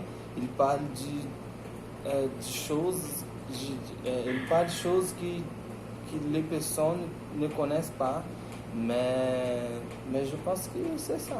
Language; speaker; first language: French; non-native, learner; Portuguese